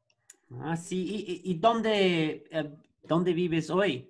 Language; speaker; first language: Spanish; non-native, learner; Portuguese